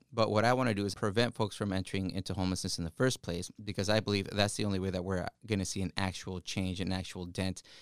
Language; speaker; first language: English; early bilingual, other home language; Spanish